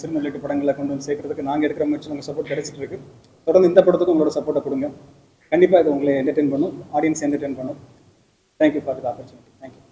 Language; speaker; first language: Tamil; native; Tamil